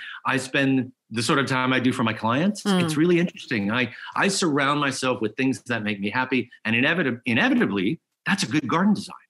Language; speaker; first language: English; native; English